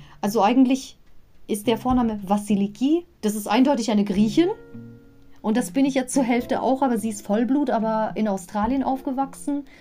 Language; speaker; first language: German; native; German